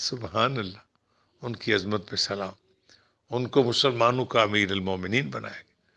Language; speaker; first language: Urdu; non-native, local second language; Punjabi